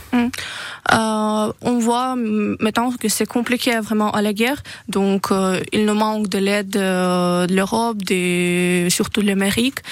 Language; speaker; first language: French; non-native, learner; Russian